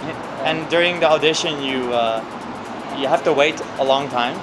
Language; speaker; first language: English; non-native, fluent; Dutch